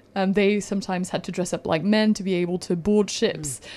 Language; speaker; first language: English; non-native, fluent; French